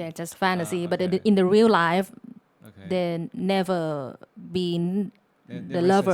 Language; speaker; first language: English; non-native, learner; Thai